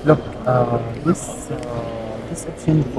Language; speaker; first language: English; non-native, learner; Arabic